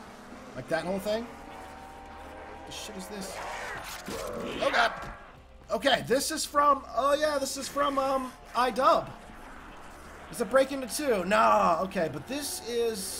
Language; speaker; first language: English; native; English